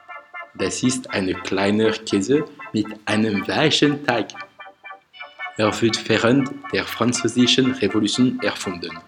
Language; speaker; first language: German; non-native, learner; French